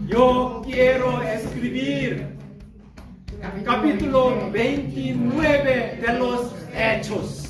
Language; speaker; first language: Spanish; non-native, learner; Korean